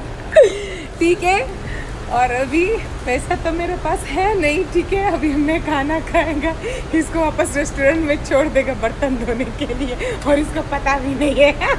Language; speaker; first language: Hindi; non-native, local second language; Pashto